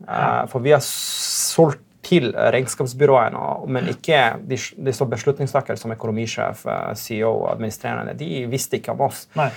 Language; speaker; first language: Norwegian; non-native, fluent; Macedonian